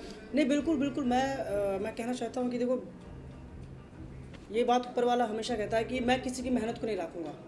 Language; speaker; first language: Hindi; native; Hindi